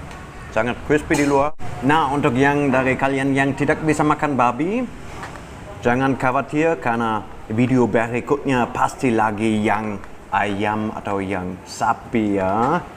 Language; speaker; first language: Indonesian; non-native, fluent; German